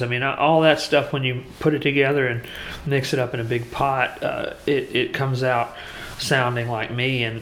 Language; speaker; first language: English; native; English